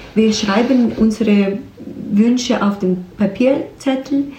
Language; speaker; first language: German; non-native, learner; Ukrainian